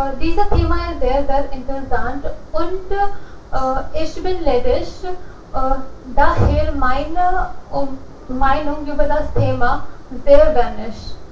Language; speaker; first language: German; non-native, learner; Hindi